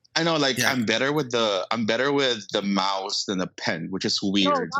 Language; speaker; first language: English; non-native, local second language; Filipino